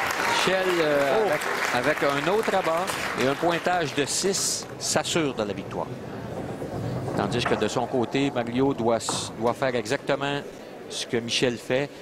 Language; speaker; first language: French; native; French